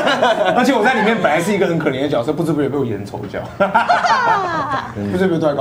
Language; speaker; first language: Chinese; native; Chinese